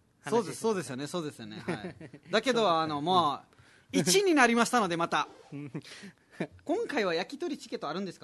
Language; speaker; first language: Japanese; non-native, fluent; Nepali